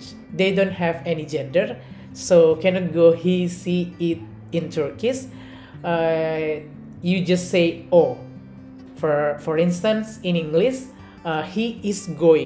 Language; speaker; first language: English; non-native, learner; Indonesian